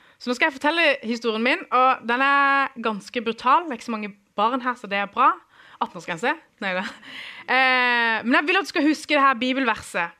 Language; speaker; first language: Norwegian; early bilingual, other home language; Kurdish